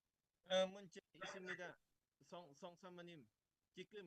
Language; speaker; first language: Korean; non-native, learner; Thai